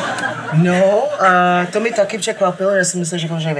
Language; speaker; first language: Czech; non-native, fluent; English